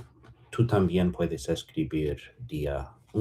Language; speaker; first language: Spanish; non-native, fluent; English